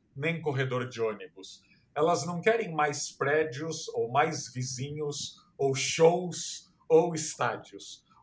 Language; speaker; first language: Portuguese; native; Portuguese